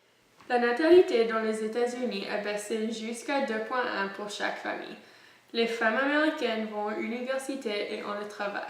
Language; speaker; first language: French; non-native, learner; English